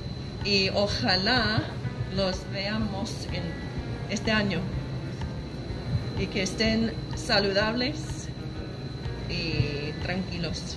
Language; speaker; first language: Spanish; non-native, fluent; English